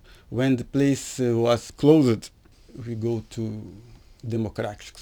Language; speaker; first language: English; non-native, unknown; Portuguese